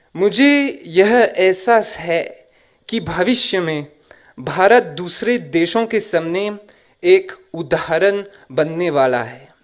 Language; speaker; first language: Hindi; non-native, fluent; French